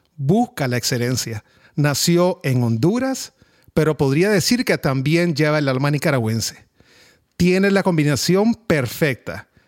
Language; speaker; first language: Spanish; native; Spanish